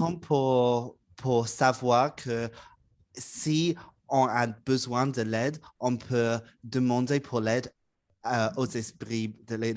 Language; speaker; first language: French; non-native, learner; English